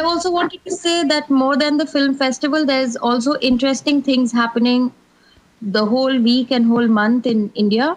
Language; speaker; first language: English; non-native, local second language; Hindi